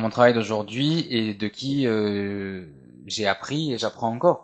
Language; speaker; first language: French; native; French